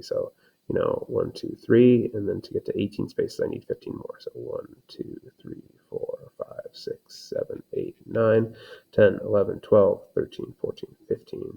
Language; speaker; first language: English; native; English